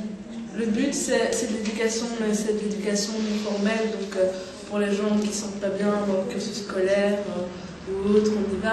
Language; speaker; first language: French; native; French